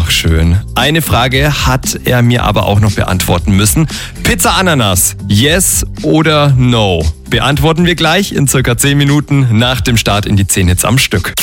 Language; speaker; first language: German; native; German